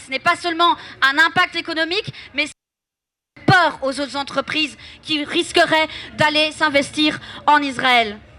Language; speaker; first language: French; native; French